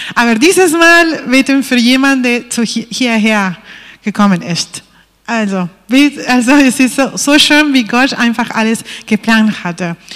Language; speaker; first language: German; non-native, fluent; Spanish